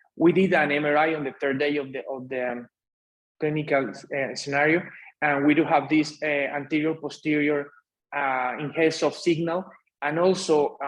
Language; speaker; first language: English; non-native, fluent; Spanish